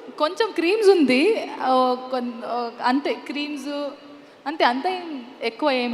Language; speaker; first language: Telugu; non-native, learner; Kannada